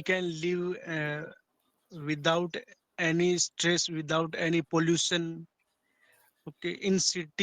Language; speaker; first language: English; non-native, learner; Hindi